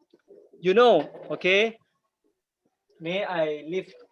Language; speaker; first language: English; non-native, learner; Thai